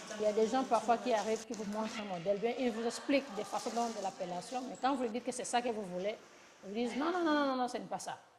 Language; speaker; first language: French; non-native, local second language; Lingala